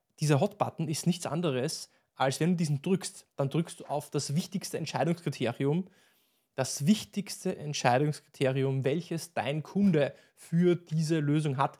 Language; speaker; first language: German; native; German